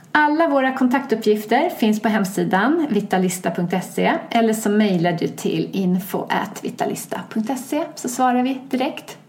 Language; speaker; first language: Swedish; native; Swedish